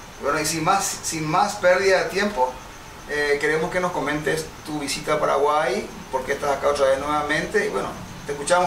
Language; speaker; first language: Spanish; native; Spanish